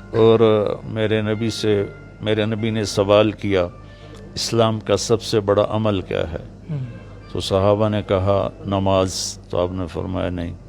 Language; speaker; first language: Urdu; non-native, local second language; Punjabi